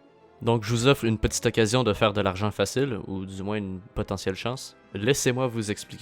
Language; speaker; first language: French; native; French